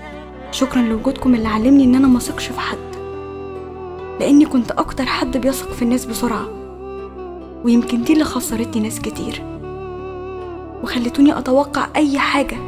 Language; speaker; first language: Arabic; native; Arabic